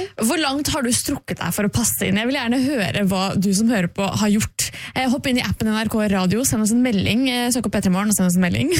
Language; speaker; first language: Norwegian; native; Norwegian